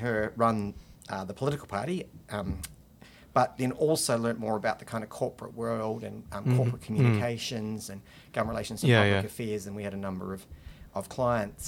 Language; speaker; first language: English; native; English